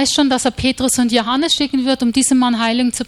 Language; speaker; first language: German; native; German